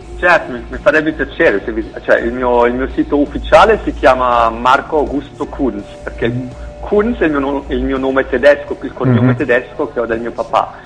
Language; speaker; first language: Italian; early bilingual, heritage; Italian